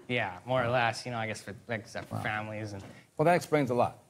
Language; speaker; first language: English; native; English